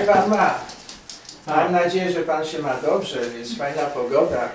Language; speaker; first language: Polish; early bilingual, heritage; Polish